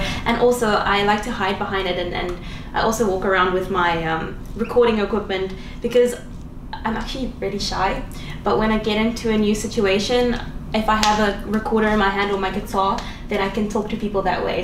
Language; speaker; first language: English; non-native, local second language; Afrikaans